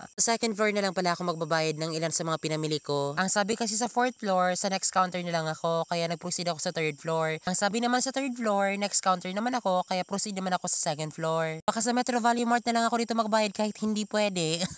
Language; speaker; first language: Filipino; non-native, local second language; Bikol